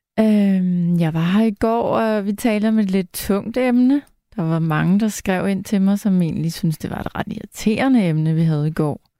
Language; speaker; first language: Danish; native; Danish